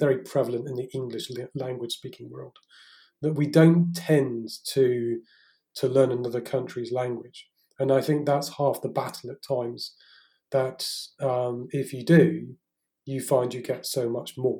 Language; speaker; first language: English; native; English